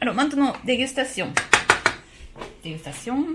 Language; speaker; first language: French; non-native, learner; Japanese